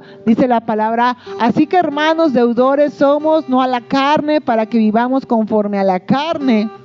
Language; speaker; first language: Spanish; native; Spanish